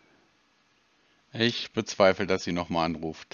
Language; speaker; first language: German; native; German